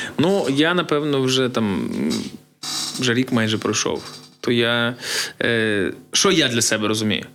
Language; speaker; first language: Ukrainian; native; Ukrainian